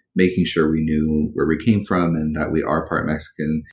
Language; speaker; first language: English; early bilingual, other home language; Spanish